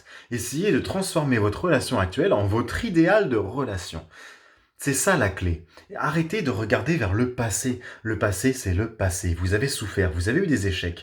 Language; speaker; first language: French; native; French